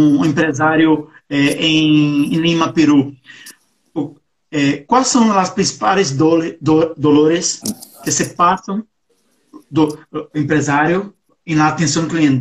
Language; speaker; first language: Portuguese; non-native, learner; Spanish